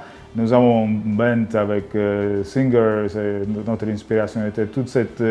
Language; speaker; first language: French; non-native, learner; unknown